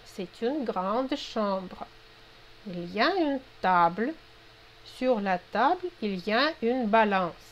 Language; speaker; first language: French; non-native, fluent; Russian